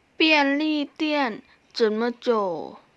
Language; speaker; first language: Chinese; non-native, fluent; Thai